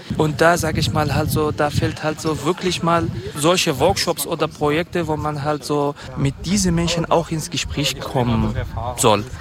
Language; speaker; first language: German; non-native, fluent; Kurdish